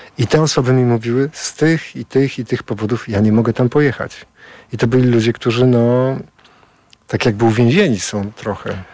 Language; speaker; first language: Polish; native; Polish